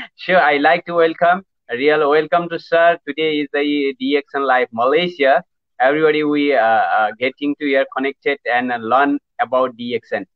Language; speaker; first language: English; non-native, learner; Nepali